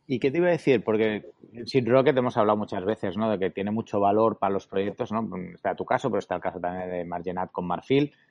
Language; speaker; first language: Spanish; native; Spanish